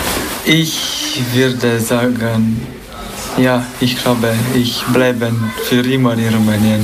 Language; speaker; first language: German; non-native, local second language; Romanian